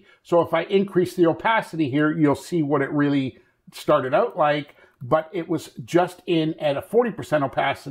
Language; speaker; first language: English; native; English